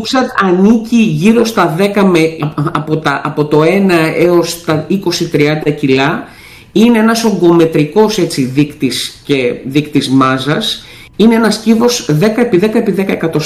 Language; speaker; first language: Greek; native; Greek